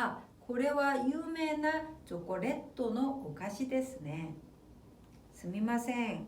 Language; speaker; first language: Japanese; non-native, fluent; Korean